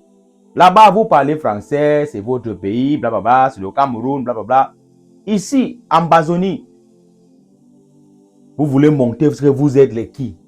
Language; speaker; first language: French; non-native, local second language; English